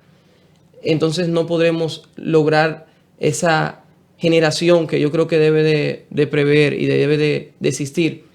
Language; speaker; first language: Spanish; native; Spanish